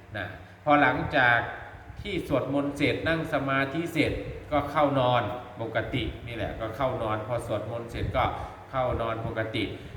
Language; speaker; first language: Thai; non-native, local second language; Northeastern Thai